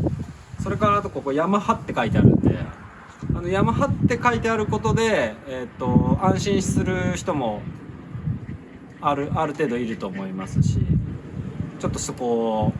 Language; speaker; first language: Japanese; native; Japanese